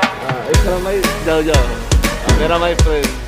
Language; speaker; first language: Hindi; non-native, learner; Filipino